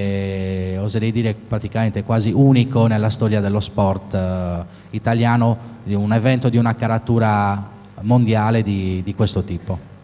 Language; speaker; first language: Italian; native; Italian